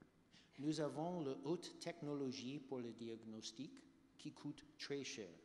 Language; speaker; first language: French; non-native, fluent; English